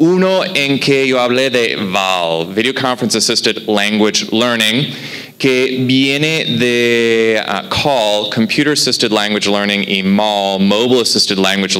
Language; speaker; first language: Spanish; non-native, fluent; English